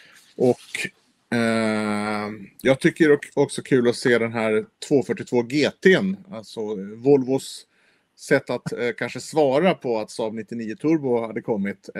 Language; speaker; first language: Swedish; native; Swedish